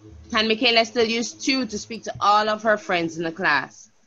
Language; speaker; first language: English; native; English